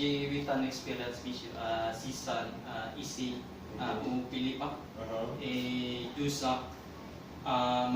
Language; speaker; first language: French; non-native, learner; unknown